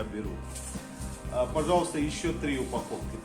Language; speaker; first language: Russian; non-native, fluent; Hindi